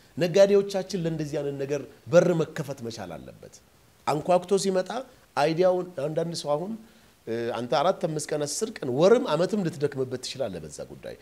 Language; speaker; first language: Amharic; non-native, local second language; Oromo